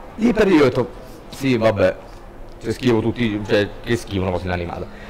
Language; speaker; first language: Italian; native; Italian